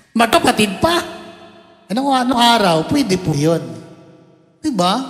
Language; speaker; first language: Filipino; non-native, local second language; Cebuano